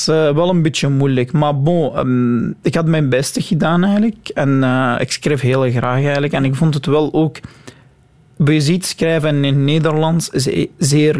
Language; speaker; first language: Dutch; non-native, learner; Arabic